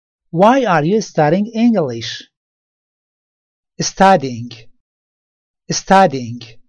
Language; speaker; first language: English; non-native, fluent; Persian